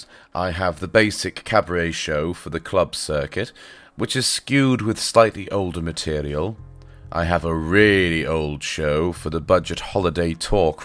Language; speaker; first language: English; native; English